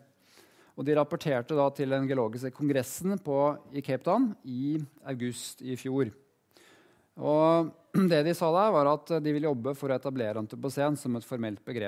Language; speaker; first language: Norwegian; native; Norwegian